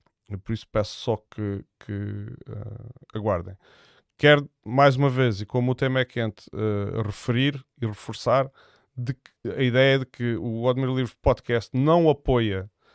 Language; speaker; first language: Portuguese; native; Portuguese